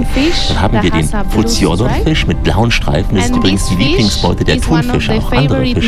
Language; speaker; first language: German; native; German